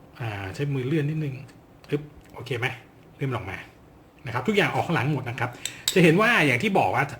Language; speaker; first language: Thai; native; Thai